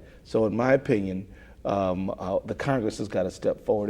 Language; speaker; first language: English; native; English